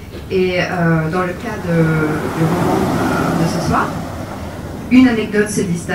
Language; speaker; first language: French; native; French